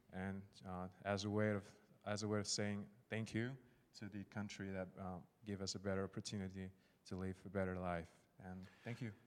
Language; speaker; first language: English; non-native, fluent; Burmese